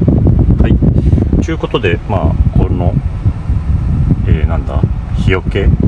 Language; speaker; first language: Japanese; native; Japanese